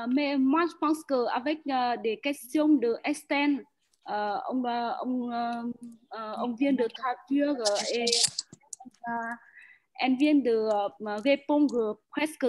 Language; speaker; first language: French; non-native, learner; Vietnamese